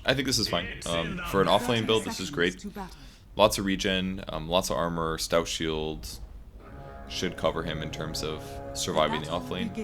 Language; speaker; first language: English; native; English